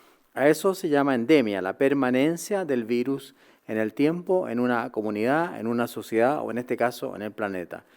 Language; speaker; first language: Spanish; native; Spanish